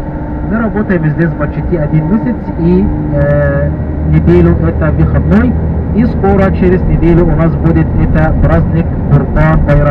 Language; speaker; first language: Russian; non-native, learner; Arabic